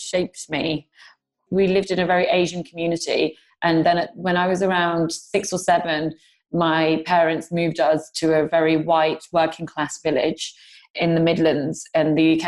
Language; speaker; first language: English; non-native, local second language; Gujarati